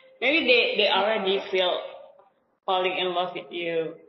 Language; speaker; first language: English; non-native, learner; Indonesian